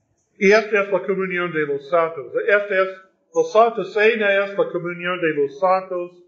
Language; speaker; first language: Spanish; non-native, fluent; English